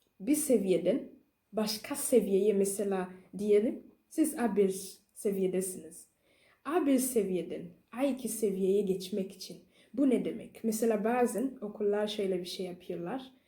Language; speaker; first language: Turkish; non-native, learner; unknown